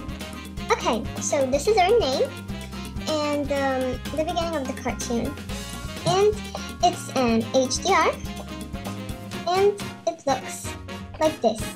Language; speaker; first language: English; non-native, learner; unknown